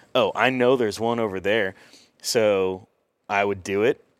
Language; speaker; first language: English; native; English